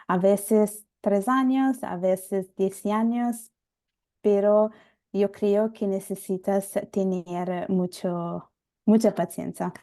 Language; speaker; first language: Spanish; non-native, learner; Bangla